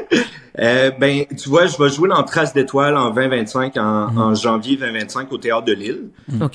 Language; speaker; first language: French; native; French